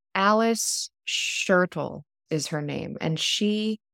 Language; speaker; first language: English; non-native, fluent; German